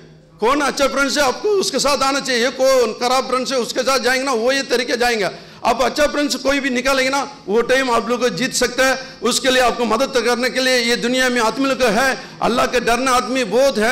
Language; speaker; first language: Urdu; non-native, local second language; Telugu